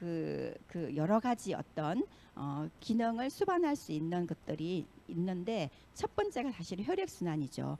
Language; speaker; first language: Korean; native; Korean